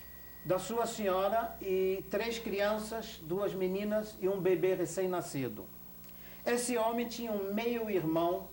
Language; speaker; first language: Portuguese; non-native, fluent; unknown